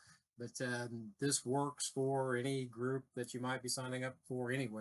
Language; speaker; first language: English; native; English